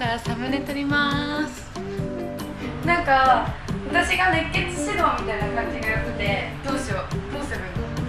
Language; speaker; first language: Japanese; native; Japanese